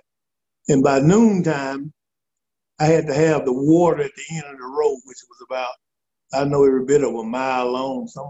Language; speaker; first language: English; native; English